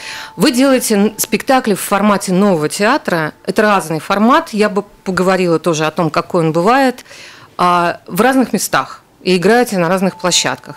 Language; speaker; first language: Russian; native; Russian